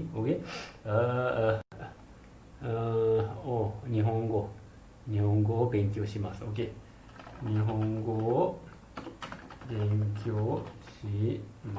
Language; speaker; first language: Japanese; non-native, learner; Malay